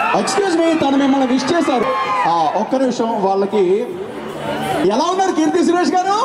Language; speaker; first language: Telugu; native; Telugu